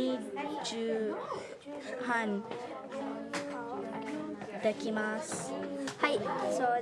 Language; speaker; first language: Japanese; non-native, learner; English